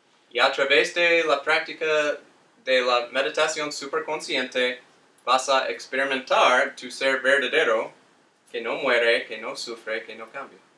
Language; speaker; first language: Spanish; non-native, fluent; English